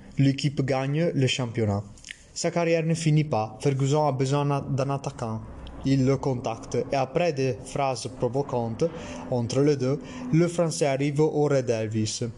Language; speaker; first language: French; non-native, learner; Italian